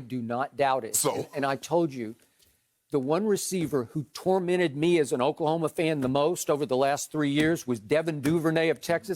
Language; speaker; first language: English; native; English